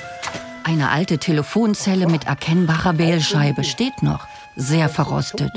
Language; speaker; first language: German; native; German